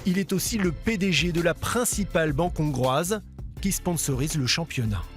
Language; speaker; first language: French; native; French